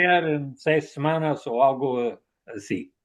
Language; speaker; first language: Spanish; non-native, learner; English